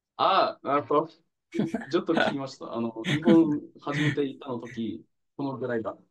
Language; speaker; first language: Japanese; non-native, fluent; English